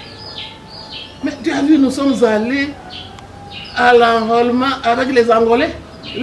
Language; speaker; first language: French; non-native, local second language; Lingala